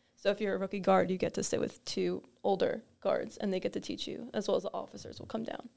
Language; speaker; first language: English; native; English